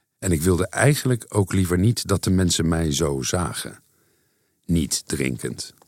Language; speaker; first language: Dutch; native; Dutch